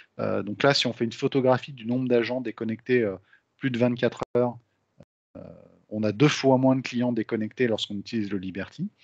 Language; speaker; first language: French; native; French